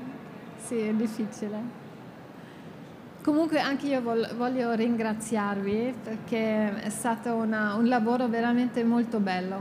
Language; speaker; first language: Italian; non-native, fluent; German